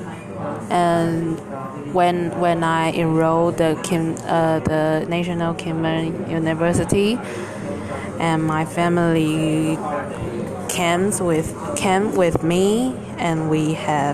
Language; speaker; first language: English; non-native, learner; Chinese